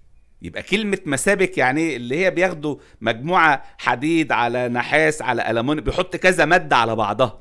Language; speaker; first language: Arabic; native; Arabic